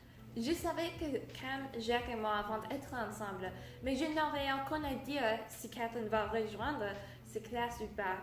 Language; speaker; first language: French; non-native, learner; English